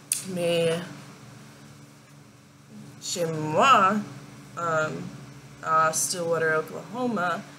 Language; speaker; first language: French; non-native, learner; English